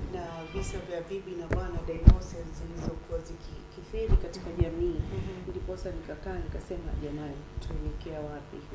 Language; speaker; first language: Swahili; native; Swahili